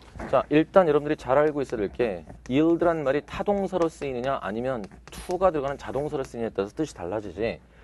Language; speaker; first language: Korean; native; Korean